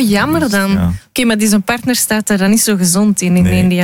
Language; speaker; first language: Dutch; native; Dutch